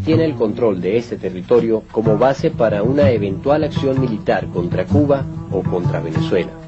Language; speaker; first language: Spanish; native; Spanish